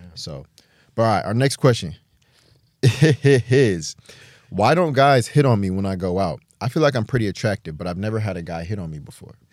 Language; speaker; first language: English; native; English